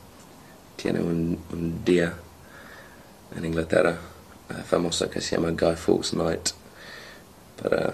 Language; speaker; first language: Spanish; non-native, fluent; English